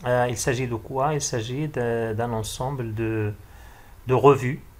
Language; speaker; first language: French; non-native, local second language; Arabic